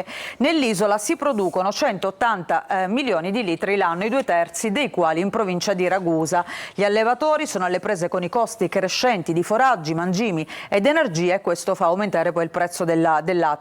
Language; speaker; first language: Italian; native; Italian